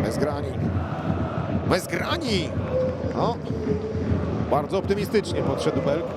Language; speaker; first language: Polish; native; Polish